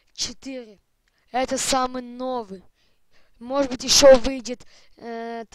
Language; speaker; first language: Russian; early bilingual, heritage; Russian